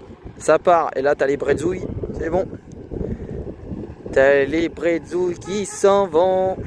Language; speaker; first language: French; native; French